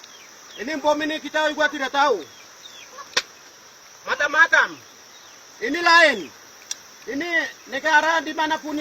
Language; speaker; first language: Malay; non-native, local second language; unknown